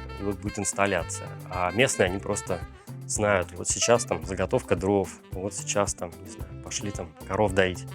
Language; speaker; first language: Russian; native; Russian